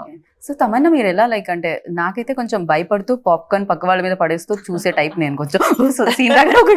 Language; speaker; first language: Telugu; native; Telugu